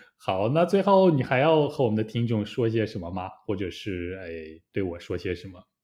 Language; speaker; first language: Chinese; native; Chinese